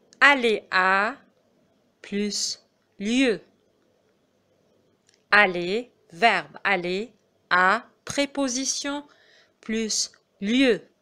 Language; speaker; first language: French; non-native, fluent; Arabic